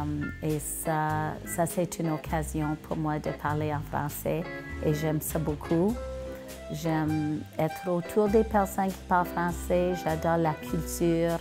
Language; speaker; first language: French; non-native, local second language; English